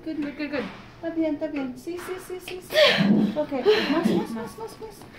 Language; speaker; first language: Spanish; non-native, learner; English